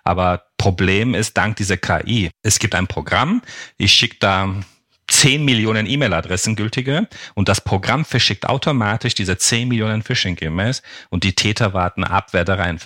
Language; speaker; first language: German; non-native, fluent; Turkish